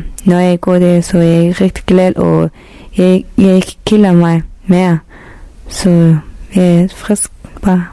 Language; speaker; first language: Danish; non-native, learner; Persian